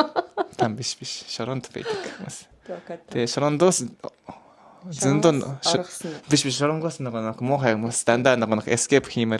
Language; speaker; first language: Mongolian; non-native, learner; Japanese